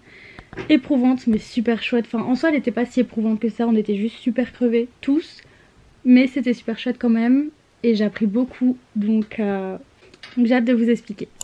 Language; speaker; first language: French; native; French